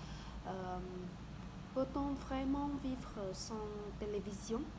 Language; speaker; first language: French; non-native, learner; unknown